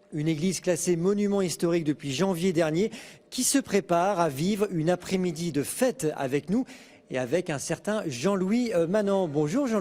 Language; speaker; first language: French; native; French